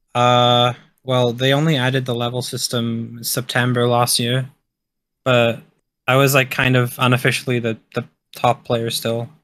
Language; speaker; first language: English; native; English